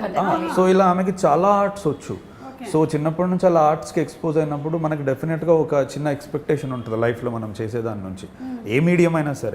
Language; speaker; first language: Telugu; native; Telugu